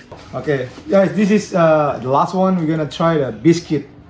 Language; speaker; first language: English; non-native, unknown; Indonesian